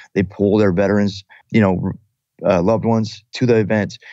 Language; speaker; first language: English; early bilingual, other home language; Russian